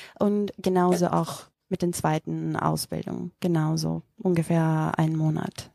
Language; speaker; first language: German; non-native, fluent; Macedonian